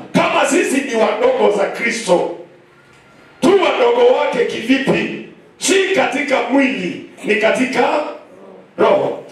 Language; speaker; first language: Swahili; non-native, local second language; Kamba